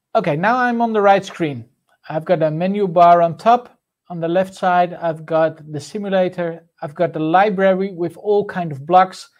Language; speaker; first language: English; non-native, fluent; Dutch